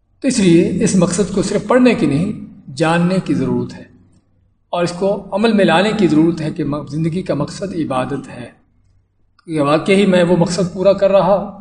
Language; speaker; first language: Urdu; native; Urdu